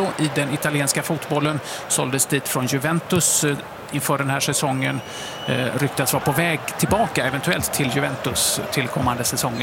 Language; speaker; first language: Swedish; native; Swedish